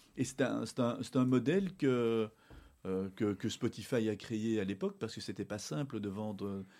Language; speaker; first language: French; native; French